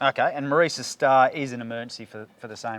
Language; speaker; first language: English; native; English